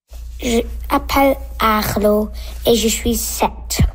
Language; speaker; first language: French; non-native, local second language; English